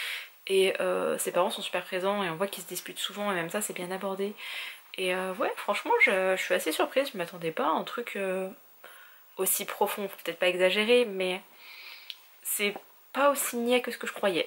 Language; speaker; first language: French; native; French